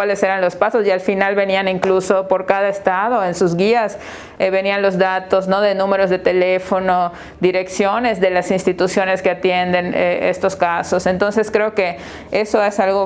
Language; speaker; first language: Spanish; native; Spanish